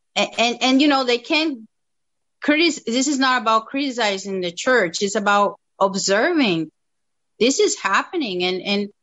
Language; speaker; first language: English; non-native, fluent; Spanish